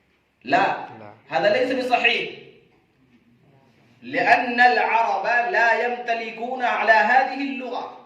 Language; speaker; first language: Arabic; non-native, fluent; Urdu